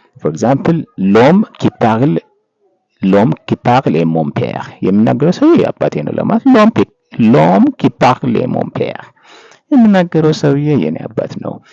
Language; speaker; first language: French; non-native, fluent; Amharic